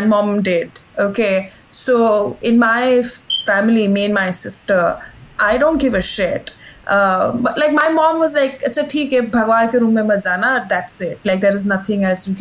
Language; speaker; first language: English; non-native, local second language; Hindi